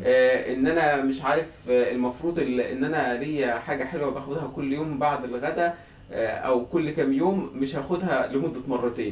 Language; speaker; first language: Arabic; native; Arabic